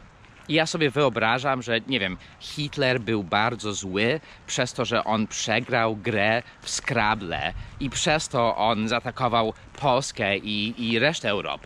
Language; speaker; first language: Polish; non-native, fluent; English